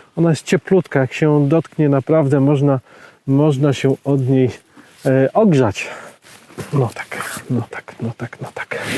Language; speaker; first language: Polish; native; Polish